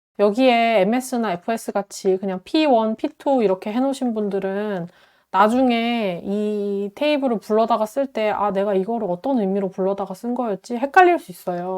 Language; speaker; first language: Korean; native; Korean